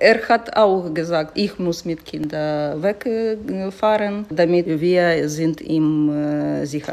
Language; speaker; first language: German; non-native, learner; Ukrainian